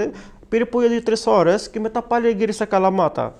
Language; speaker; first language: Greek; non-native, fluent; Arabic